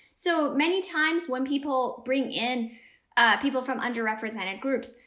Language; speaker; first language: English; early bilingual, other home language; Amharic